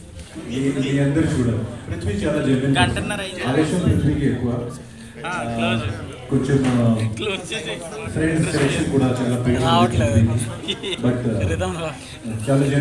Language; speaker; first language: Telugu; non-native, fluent; Hindi